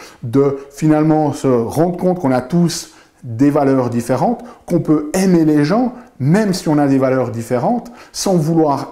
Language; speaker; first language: French; native; French